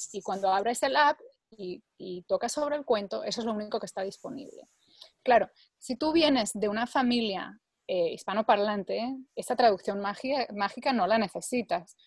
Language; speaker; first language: Spanish; early bilingual, other home language; English